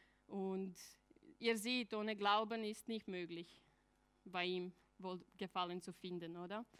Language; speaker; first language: German; non-native, fluent; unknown